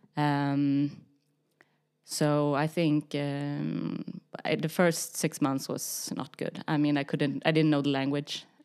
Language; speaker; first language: English; early bilingual, other home language; Swedish